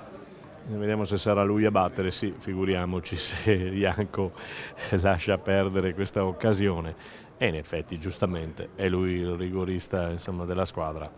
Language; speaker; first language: Italian; native; Italian